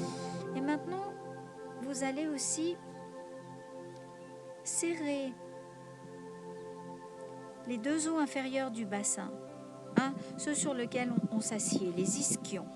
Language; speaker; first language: French; native; French